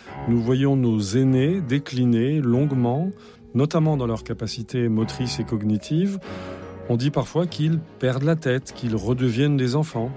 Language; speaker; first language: French; native; French